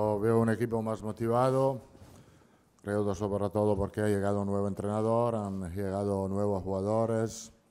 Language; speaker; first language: Spanish; non-native, fluent; Italian